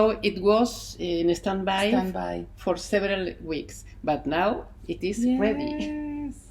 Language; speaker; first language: English; non-native, learner; Spanish